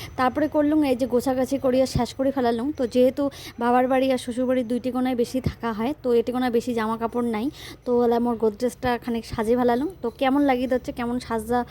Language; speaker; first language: Bangla; native; Bangla